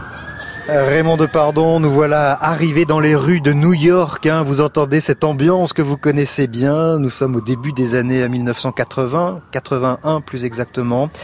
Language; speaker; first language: French; native; French